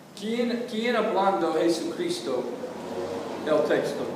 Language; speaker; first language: Spanish; non-native, learner; English